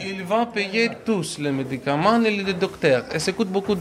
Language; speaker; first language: French; non-native, learner; Greek